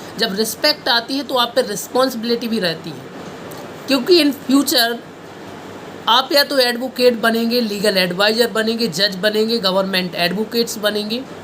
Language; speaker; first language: Hindi; native; Hindi